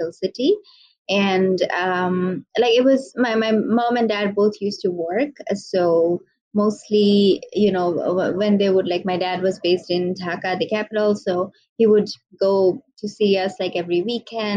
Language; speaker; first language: English; non-native, local second language; Bangla